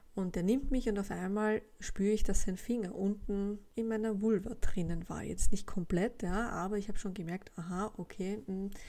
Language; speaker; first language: German; native; German